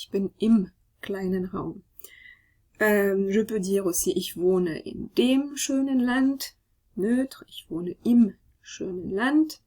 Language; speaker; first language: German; non-native, fluent; French